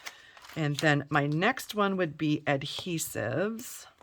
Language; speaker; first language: English; native; English